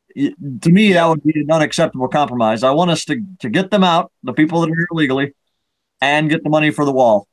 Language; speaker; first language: English; native; English